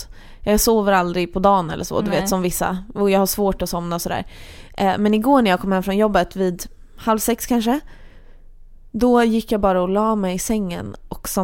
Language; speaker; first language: Swedish; native; Swedish